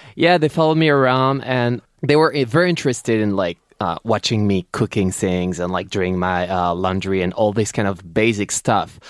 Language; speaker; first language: English; non-native, fluent; French